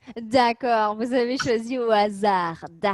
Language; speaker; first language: French; native; French